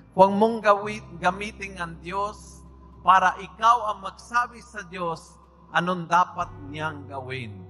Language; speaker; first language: Filipino; non-native, fluent; Spanish